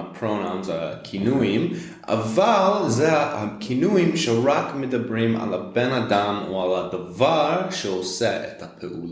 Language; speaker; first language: Hebrew; non-native, fluent; English